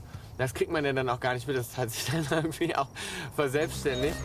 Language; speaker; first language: German; native; German